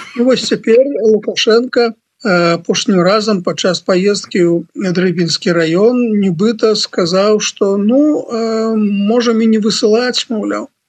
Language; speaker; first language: Belarusian; non-native, local second language; Russian